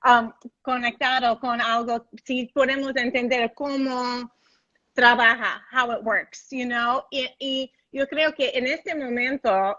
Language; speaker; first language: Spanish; non-native, learner; English